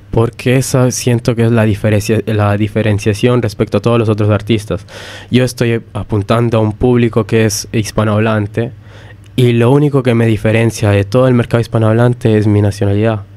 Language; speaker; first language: Spanish; early bilingual, heritage; Italian